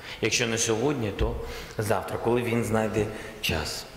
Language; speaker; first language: Ukrainian; non-native, local second language; Russian